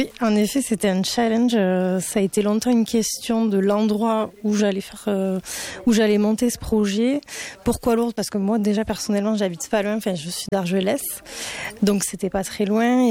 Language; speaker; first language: French; native; French